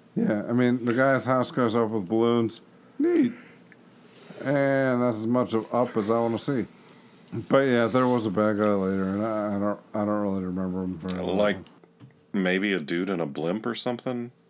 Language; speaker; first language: English; native; English